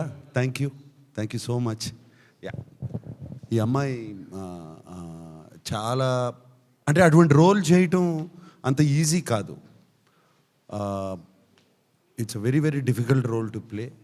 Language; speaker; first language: Telugu; native; Telugu